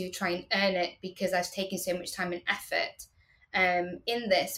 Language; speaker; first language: English; native; English